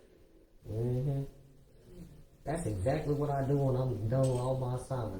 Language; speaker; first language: English; native; English